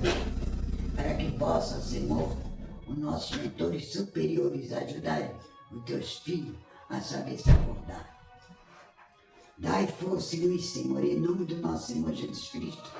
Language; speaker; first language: Portuguese; native; Portuguese